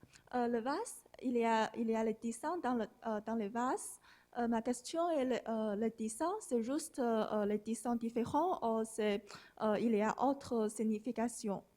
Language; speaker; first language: French; non-native, learner; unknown